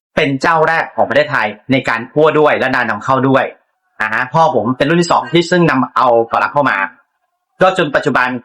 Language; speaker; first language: Thai; native; Thai